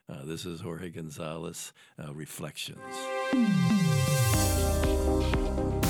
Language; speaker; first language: English; native; English